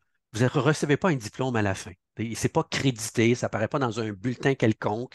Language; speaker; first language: French; native; French